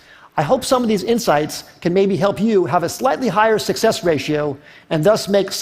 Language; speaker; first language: English; native; English